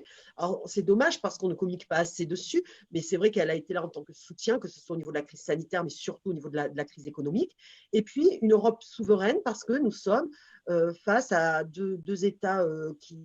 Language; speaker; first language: French; native; French